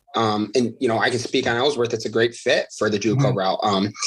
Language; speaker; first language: English; non-native, fluent; Uzbek